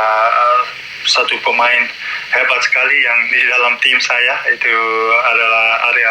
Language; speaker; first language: Indonesian; non-native, learner; Dutch